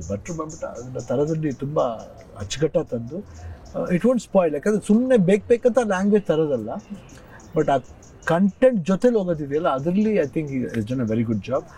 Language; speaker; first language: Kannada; native; Kannada